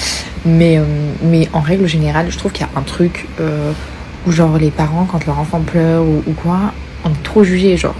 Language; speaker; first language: French; native; French